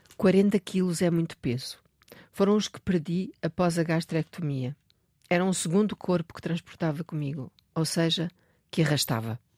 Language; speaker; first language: Portuguese; native; Portuguese